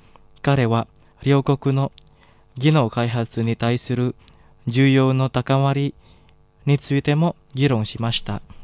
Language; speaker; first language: Japanese; non-native, fluent; Indonesian